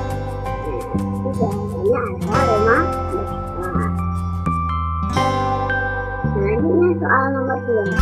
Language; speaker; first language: Indonesian; native; Indonesian